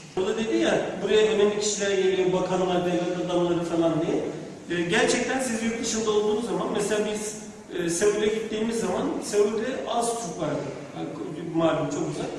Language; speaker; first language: Turkish; native; Turkish